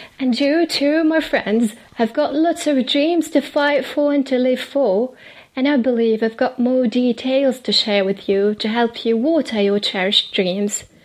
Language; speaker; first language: English; non-native, fluent; Arabic